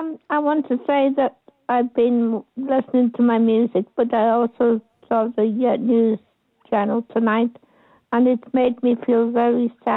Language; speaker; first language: English; native; English